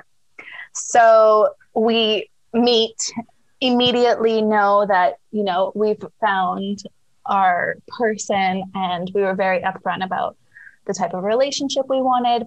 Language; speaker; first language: English; native; English